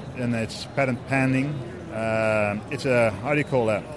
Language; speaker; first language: English; non-native, fluent; Dutch